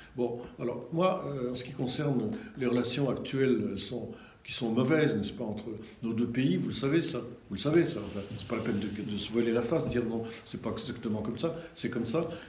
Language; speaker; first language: French; early bilingual, other home language; Russian